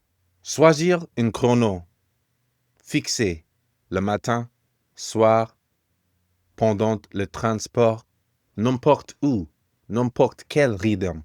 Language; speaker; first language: French; non-native, fluent; English